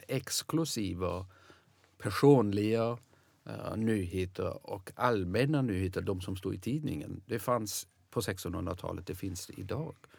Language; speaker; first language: Swedish; non-native, fluent; German